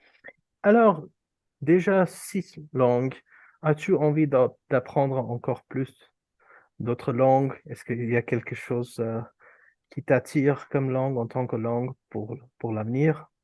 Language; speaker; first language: French; non-native, fluent; Urdu